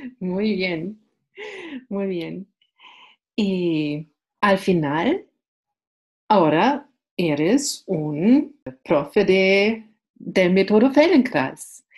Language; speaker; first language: Spanish; non-native, fluent; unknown